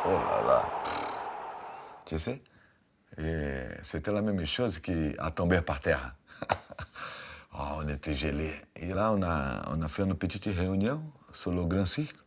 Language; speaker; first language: French; non-native, fluent; Portuguese